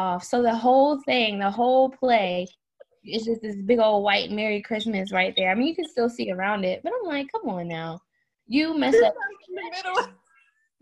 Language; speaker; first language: English; native; English